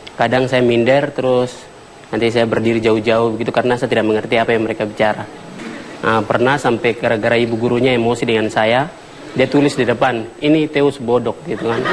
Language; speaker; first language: Indonesian; non-native, local second language; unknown